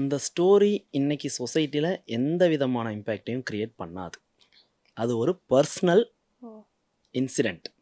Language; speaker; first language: Tamil; native; Tamil